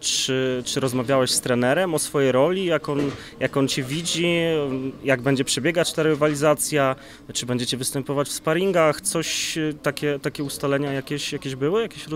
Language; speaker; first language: Polish; native; Polish